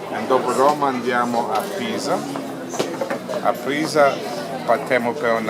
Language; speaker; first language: Italian; non-native, learner; English